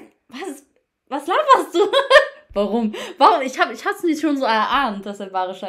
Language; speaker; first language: German; early bilingual, other home language; Albanian